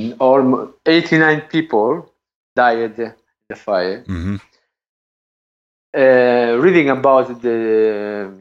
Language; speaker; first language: English; non-native, learner; Italian